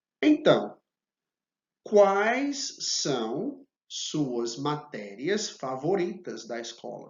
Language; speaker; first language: Portuguese; non-native, fluent; English